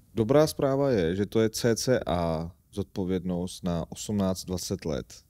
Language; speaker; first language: Czech; non-native, fluent; Armenian